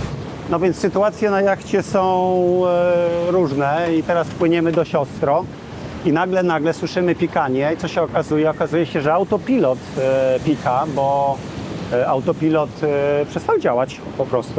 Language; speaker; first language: Polish; native; Polish